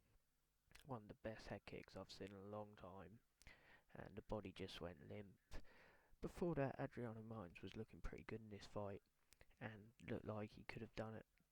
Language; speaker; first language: English; native; English